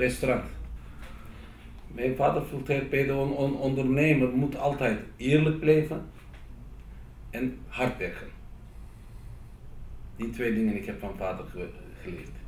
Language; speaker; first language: Dutch; non-native, learner; Turkish